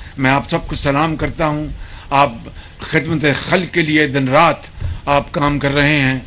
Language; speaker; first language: Urdu; non-native, local second language; Punjabi